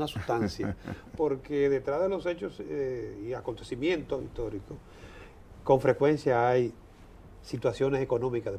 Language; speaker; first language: Spanish; native; Spanish